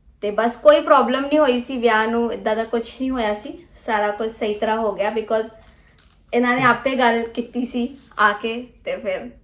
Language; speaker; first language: Punjabi; early bilingual, heritage; Punjabi